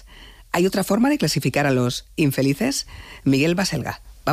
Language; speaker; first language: Spanish; native; Spanish